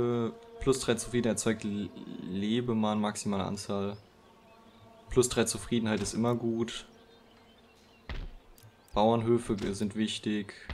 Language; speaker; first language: German; native; German